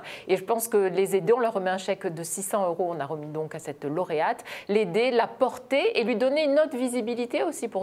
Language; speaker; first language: French; native; French